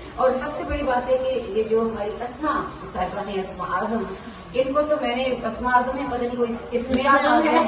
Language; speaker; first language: Urdu; native; Urdu